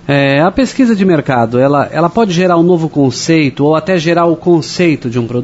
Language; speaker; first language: Portuguese; native; Portuguese